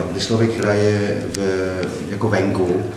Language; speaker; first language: Czech; non-native, fluent; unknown